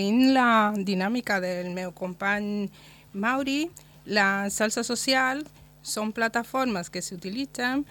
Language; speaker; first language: Catalan; non-native, learner; Spanish